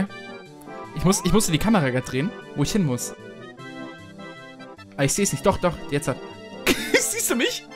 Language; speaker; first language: German; native; German